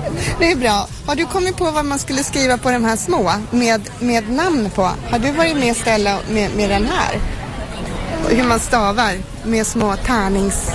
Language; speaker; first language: Swedish; native; Swedish